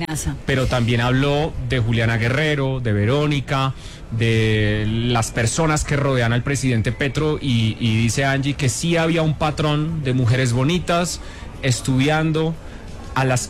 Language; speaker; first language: Spanish; native; Spanish